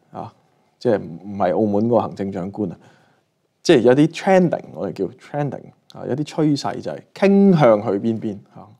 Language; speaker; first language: Chinese; non-native, local second language; Cantonese